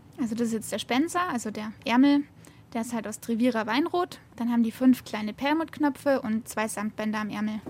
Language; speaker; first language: German; native; German